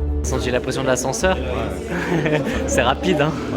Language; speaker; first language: French; native; French